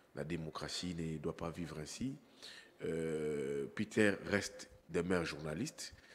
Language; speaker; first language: French; non-native, local second language; Lingala